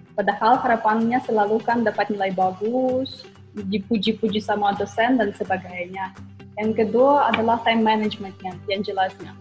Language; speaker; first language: Indonesian; non-native, fluent; Ukrainian